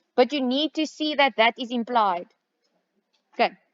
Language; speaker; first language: English; non-native, local second language; Afrikaans